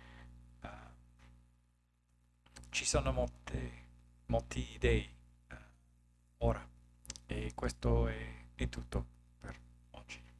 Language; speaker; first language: Italian; non-native, learner; English